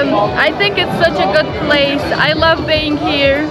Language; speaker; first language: English; non-native, learner; Albanian